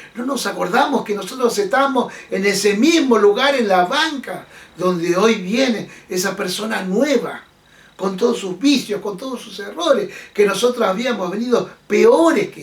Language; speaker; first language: Spanish; native; Spanish